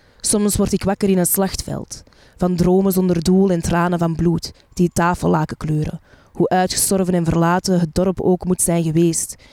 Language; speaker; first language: Dutch; early bilingual, other home language; Arabic